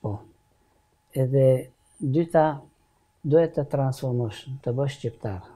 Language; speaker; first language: Albanian; non-native, learner; Hungarian